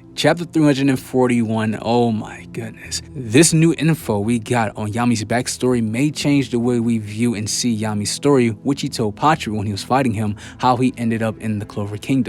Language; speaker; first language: English; native; English